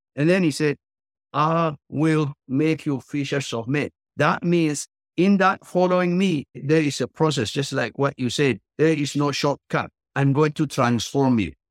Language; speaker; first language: English; non-native, fluent; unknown